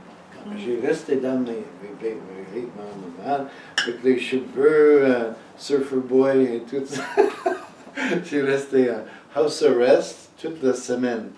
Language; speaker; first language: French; non-native, learner; English